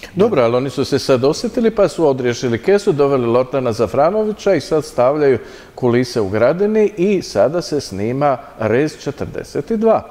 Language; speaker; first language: Croatian; native; Croatian